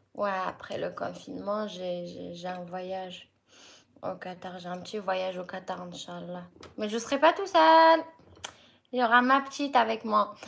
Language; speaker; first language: French; non-native, local second language; Arabic